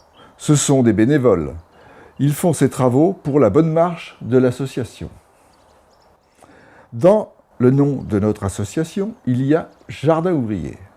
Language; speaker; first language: French; native; French